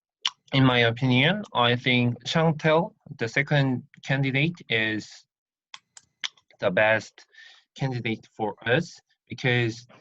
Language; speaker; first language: English; non-native, learner; Korean